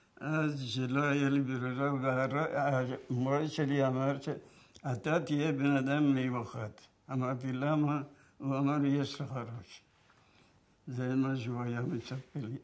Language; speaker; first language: Hebrew; non-native, fluent; Persian